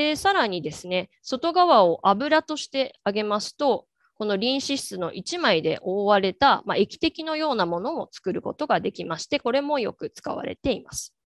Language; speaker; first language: Japanese; native; Japanese